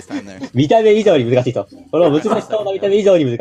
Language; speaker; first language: Japanese; native; Japanese